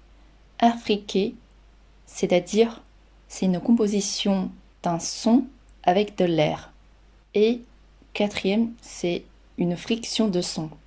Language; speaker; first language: French; non-native, fluent; Chinese